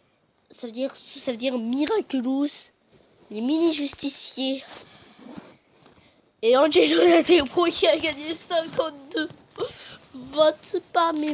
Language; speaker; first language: French; native; French